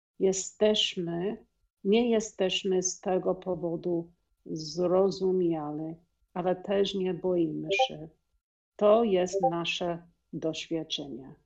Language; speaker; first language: Polish; non-native, learner; English